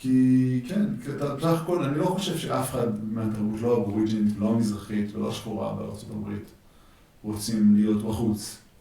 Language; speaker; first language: Hebrew; native; Hebrew